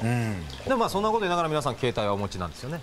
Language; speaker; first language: Japanese; native; Japanese